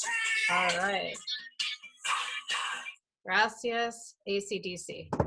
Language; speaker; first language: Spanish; non-native, fluent; English